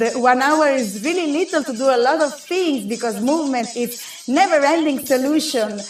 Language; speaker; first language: English; non-native, fluent; Italian